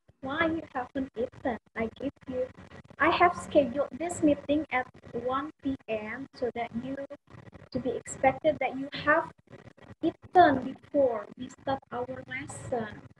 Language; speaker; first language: English; non-native, fluent; Indonesian